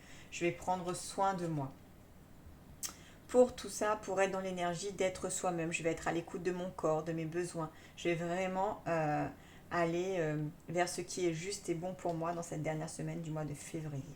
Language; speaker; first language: French; native; French